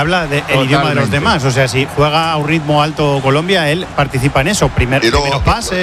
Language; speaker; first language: Spanish; native; Spanish